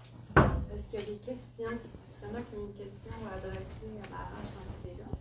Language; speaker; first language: French; native; French